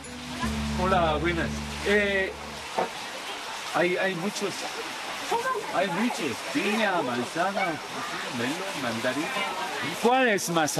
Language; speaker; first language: Spanish; non-native, learner; Korean